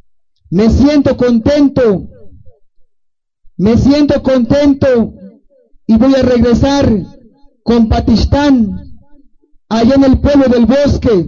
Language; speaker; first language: Spanish; non-native, local second language; Tzotzil